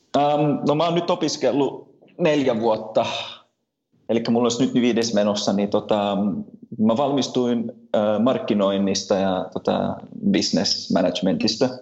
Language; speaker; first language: Finnish; early bilingual, heritage; Finnish